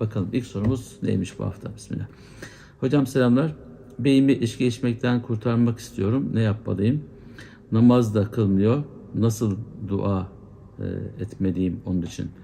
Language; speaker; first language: Turkish; native; Turkish